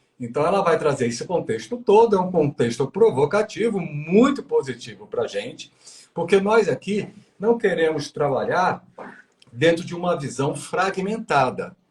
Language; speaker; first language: Portuguese; native; Portuguese